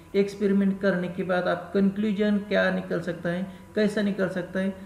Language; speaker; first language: Hindi; non-native, local second language; Marathi